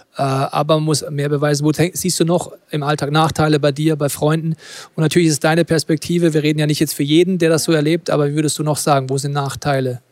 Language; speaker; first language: German; native; German